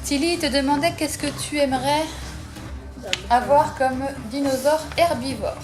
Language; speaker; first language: French; native; French